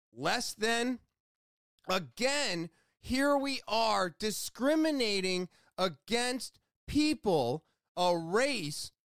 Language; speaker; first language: English; native; English